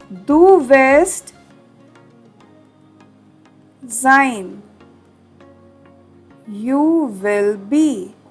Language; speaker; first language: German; non-native, fluent; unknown